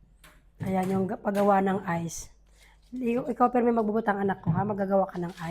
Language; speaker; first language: Filipino; native; Filipino